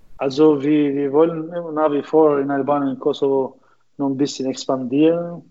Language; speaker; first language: German; non-native, fluent; Albanian